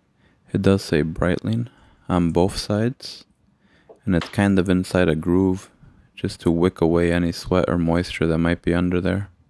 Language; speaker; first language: English; native; English